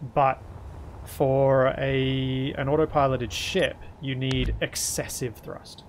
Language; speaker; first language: English; native; English